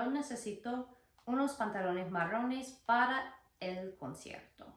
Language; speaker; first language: Spanish; non-native, fluent; English